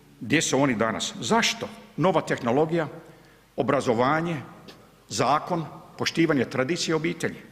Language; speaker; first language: Bosnian; early bilingual, heritage; Croatian